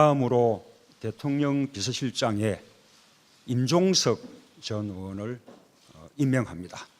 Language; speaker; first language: Korean; native; Korean